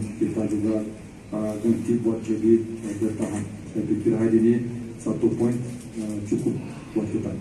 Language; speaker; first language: Indonesian; non-native, learner; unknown